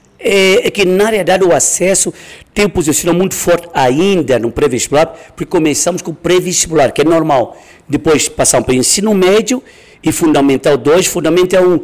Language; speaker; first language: Portuguese; non-native, fluent; Chinese